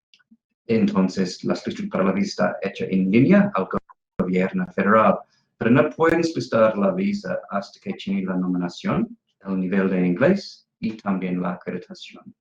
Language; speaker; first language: Spanish; non-native, fluent; English